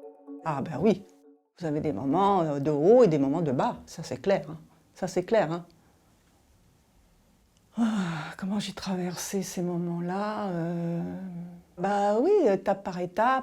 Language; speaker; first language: French; native; French